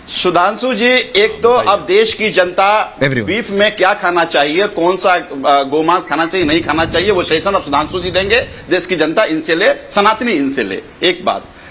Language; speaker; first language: Hindi; native; Hindi